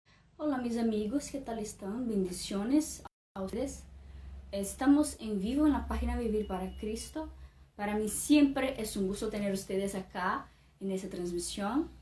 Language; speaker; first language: Spanish; non-native, fluent; Portuguese